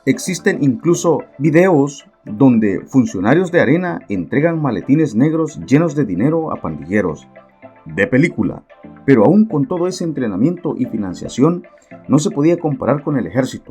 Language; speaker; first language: Spanish; native; Spanish